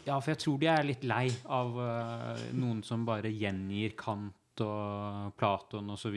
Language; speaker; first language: Norwegian; native; Norwegian